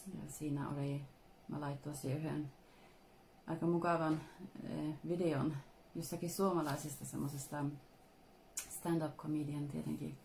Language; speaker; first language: Finnish; early bilingual, heritage; Finnish